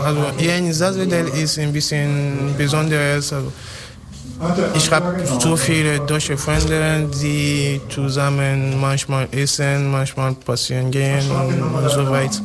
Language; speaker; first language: German; non-native, learner; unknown